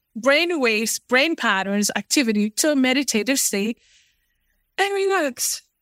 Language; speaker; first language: English; non-native, local second language; Fula